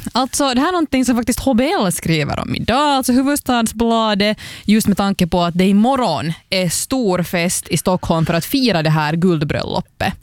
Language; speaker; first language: Swedish; native; Swedish